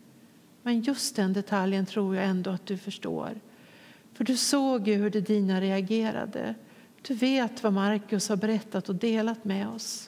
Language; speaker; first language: Swedish; native; Swedish